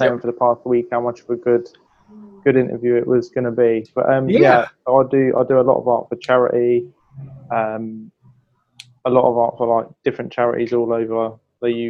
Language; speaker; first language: English; native; English